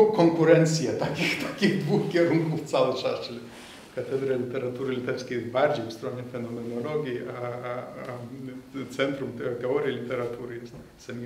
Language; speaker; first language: Polish; non-native, fluent; Lithuanian